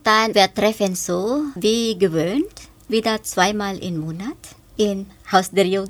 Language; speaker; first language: German; non-native, fluent; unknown